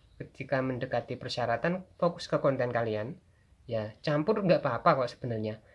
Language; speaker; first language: Indonesian; non-native, local second language; Javanese